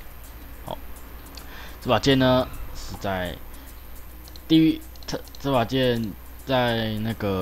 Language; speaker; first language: Chinese; native; Chinese